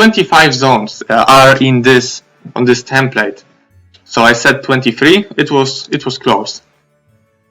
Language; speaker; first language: English; non-native, fluent; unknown